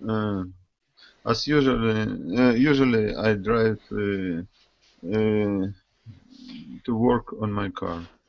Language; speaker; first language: English; non-native, learner; Russian